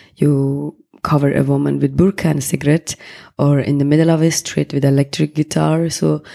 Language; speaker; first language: English; non-native, fluent; Persian